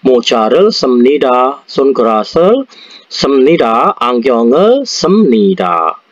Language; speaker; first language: Korean; non-native, fluent; Indonesian